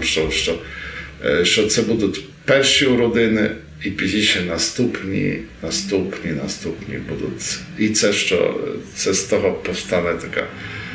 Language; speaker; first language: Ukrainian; early bilingual, heritage; Rusyn